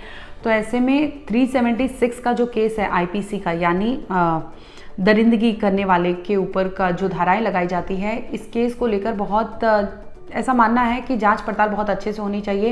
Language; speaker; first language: Hindi; native; Hindi